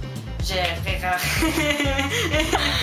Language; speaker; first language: French; non-native, learner; Spanish